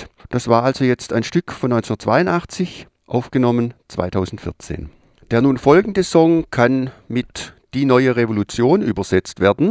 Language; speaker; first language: German; native; German